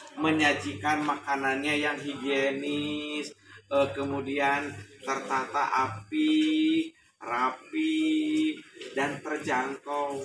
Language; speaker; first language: Indonesian; non-native, local second language; Sundanese